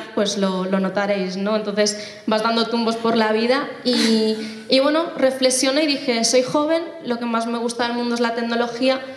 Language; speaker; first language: Spanish; native; Spanish